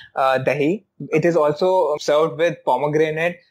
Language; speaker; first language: English; non-native, local second language; Hindi